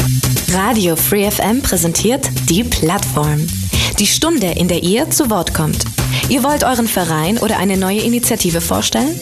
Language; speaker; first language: German; native; German